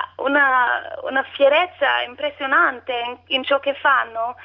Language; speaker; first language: Italian; non-native, learner; English